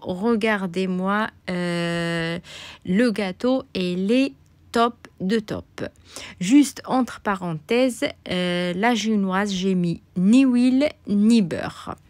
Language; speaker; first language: French; non-native, local second language; Arabic